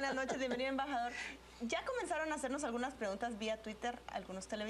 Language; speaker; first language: Spanish; native; Spanish